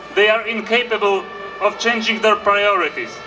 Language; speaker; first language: English; non-native, fluent; Polish